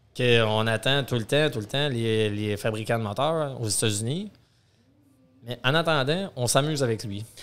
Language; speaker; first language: French; native; French